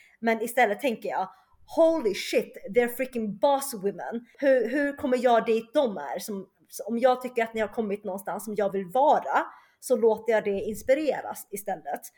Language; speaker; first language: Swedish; early bilingual, other home language; Chinese